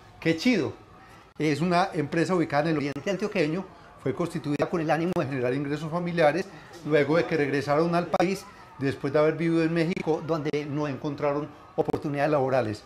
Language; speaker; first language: Spanish; native; Spanish